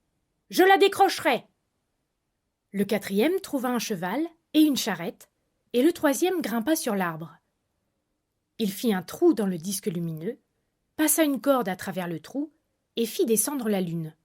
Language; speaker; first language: French; native; French